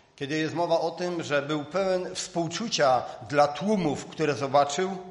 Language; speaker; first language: Polish; native; Polish